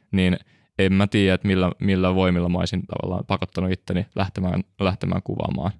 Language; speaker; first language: Finnish; native; Finnish